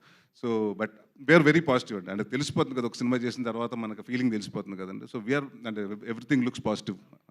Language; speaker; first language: Telugu; native; Telugu